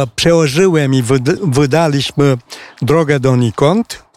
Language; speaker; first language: Polish; non-native, fluent; Romanian